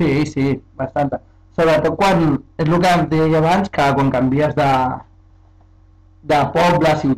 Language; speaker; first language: Catalan; early bilingual, other home language; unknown